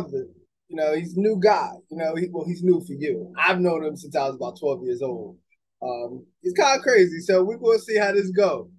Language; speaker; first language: English; native; English